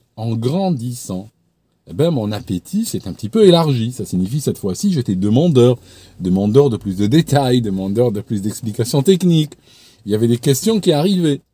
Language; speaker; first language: French; non-native, local second language; Arabic